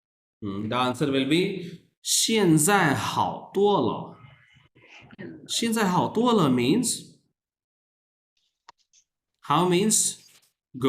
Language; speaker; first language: Chinese; non-native, fluent; Urdu